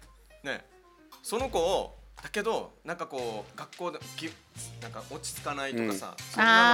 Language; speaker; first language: Japanese; native; Japanese